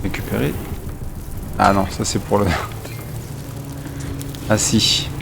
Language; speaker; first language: French; native; French